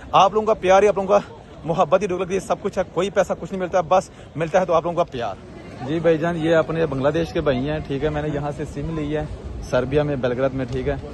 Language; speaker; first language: Urdu; non-native, local second language; Punjabi